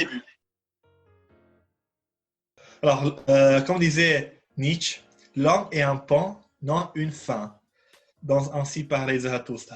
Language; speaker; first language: French; non-native, learner; Italian